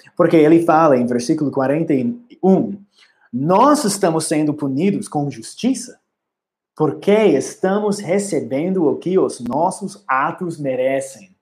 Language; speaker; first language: Portuguese; non-native, learner; English